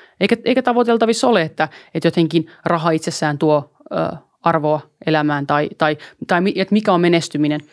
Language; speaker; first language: Finnish; early bilingual, other home language; Albanian